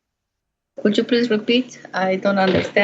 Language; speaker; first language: English; non-native, learner; Spanish